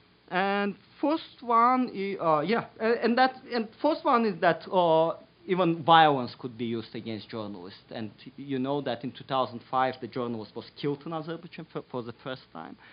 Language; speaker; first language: English; non-native, fluent; Azerbaijani